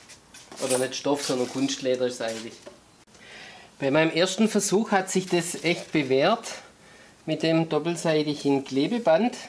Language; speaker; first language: German; native; German